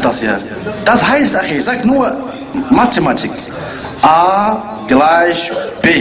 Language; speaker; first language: German; non-native, learner; Arabic